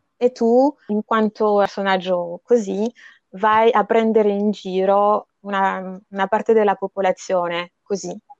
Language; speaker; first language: Italian; non-native, fluent; French